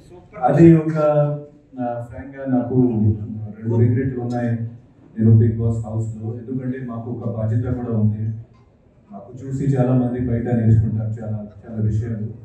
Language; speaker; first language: Telugu; non-native, fluent; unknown